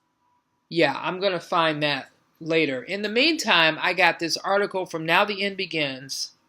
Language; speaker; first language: English; native; English